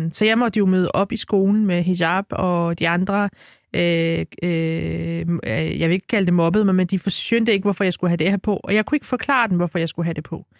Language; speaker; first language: Danish; early bilingual, other home language; Arabic